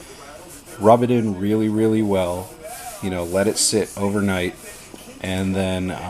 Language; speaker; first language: English; native; English